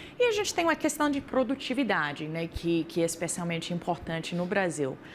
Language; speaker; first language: Portuguese; non-native, fluent; English